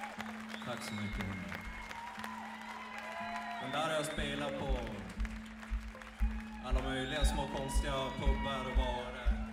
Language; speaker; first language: Swedish; native; Swedish